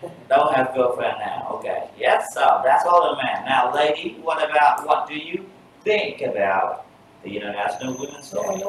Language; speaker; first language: English; non-native, fluent; Vietnamese